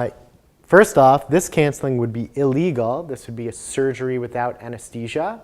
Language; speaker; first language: English; native; English